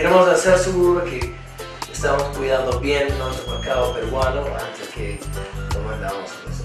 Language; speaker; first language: Spanish; non-native, fluent; English